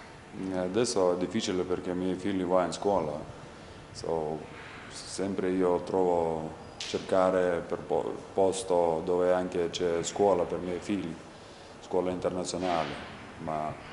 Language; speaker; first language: Italian; non-native, learner; Lithuanian